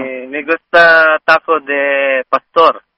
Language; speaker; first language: Spanish; non-native, learner; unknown